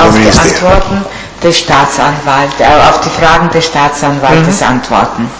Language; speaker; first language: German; non-native, fluent; Italian